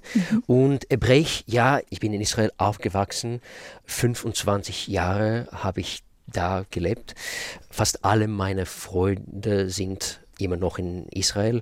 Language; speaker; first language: German; non-native, fluent; Russian